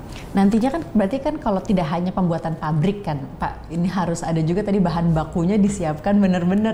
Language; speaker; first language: Indonesian; native; Indonesian